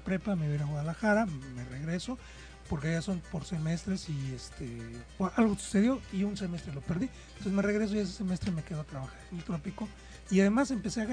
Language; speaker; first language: Spanish; native; Spanish